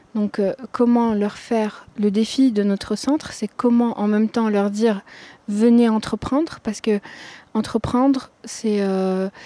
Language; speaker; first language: French; non-native, local second language; Arabic